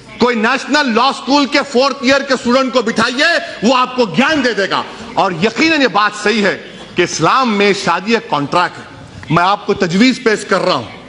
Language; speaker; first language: Urdu; native; Urdu